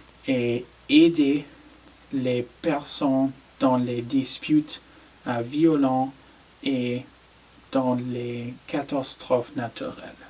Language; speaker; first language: French; non-native, learner; English